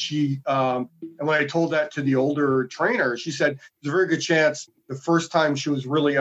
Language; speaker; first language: English; native; English